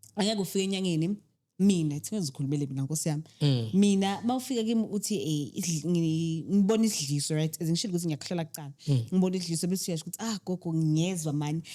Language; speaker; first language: Zulu; native; Zulu